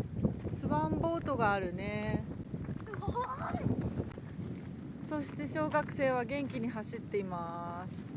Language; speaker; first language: Japanese; native; Japanese